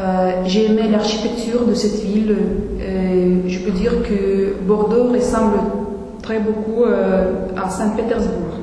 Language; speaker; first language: French; non-native, fluent; Russian